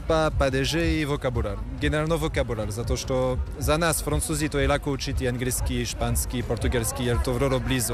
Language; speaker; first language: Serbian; non-native, fluent; French